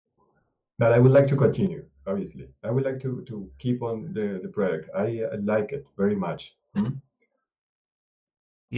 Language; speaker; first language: English; non-native, learner; Spanish